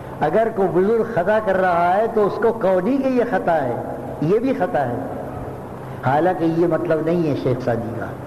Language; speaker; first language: Urdu; native; Urdu